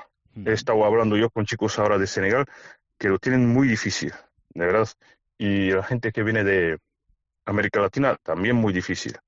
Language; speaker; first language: Spanish; non-native, fluent; Bulgarian